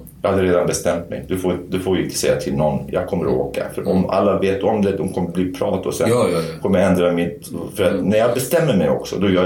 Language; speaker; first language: Swedish; non-native, fluent; Kurdish